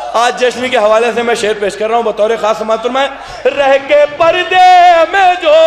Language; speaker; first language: Urdu; native; Urdu